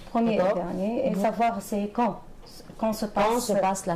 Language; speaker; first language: French; non-native, fluent; Arabic